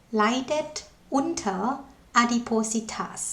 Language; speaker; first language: German; non-native, fluent; Thai